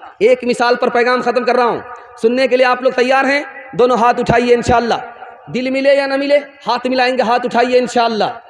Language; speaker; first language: Urdu; non-native, local second language; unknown